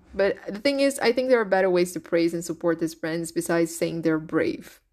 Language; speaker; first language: English; non-native, fluent; Portuguese